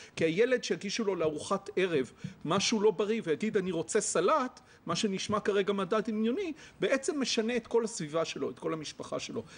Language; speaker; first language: Hebrew; native; Hebrew